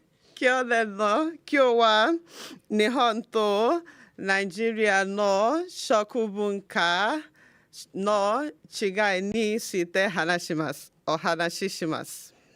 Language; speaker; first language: Japanese; non-native, learner; Igbo